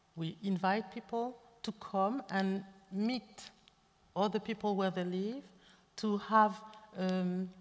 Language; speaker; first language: English; non-native, local second language; French